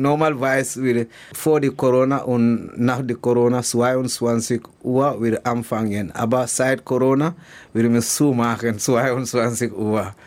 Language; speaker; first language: German; non-native, learner; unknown